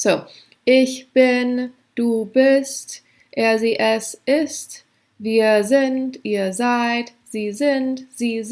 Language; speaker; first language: German; non-native, fluent; English